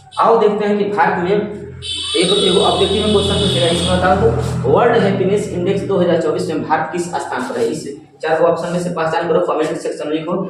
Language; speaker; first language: Hindi; native; Hindi